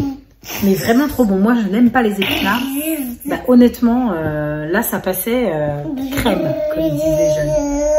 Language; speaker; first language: French; native; French